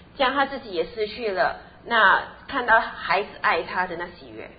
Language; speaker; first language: Chinese; native; Chinese